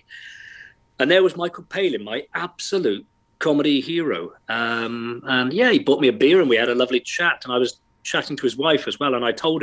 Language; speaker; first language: English; native; English